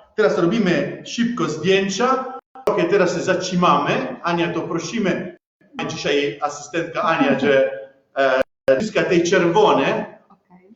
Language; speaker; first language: Polish; non-native, learner; Italian